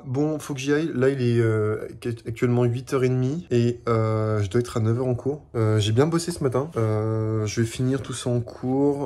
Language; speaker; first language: French; native; French